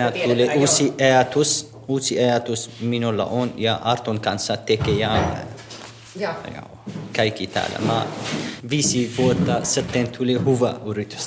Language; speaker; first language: Finnish; non-native, learner; Kurdish